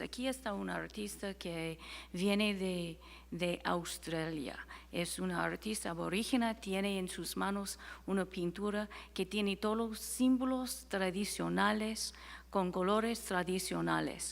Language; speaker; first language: Spanish; non-native, fluent; English